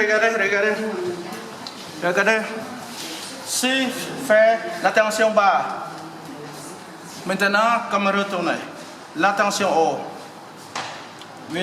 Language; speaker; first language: French; non-native, learner; Vietnamese